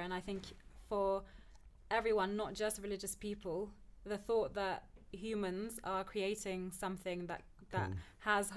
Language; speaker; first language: English; early bilingual, other home language; Turkish